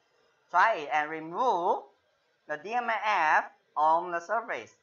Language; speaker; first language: English; non-native, fluent; Chinese